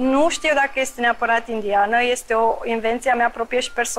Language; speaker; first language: Romanian; native; Romanian